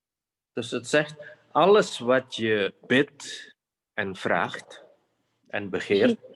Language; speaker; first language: Dutch; non-native, fluent; Indonesian